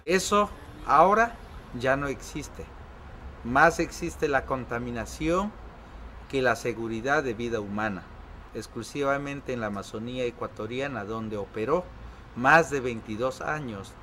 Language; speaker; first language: Spanish; non-native, local second language; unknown